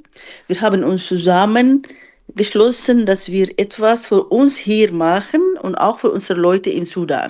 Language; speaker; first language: German; non-native, fluent; Arabic